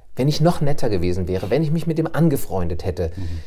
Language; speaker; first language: German; native; German